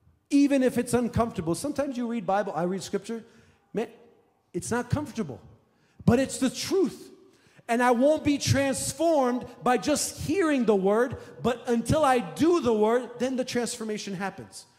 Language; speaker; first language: English; early bilingual, other home language; Romanian